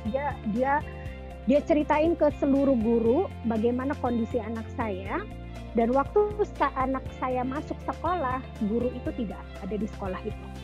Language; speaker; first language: Indonesian; native; Indonesian